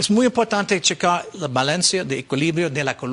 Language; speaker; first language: Spanish; non-native, learner; English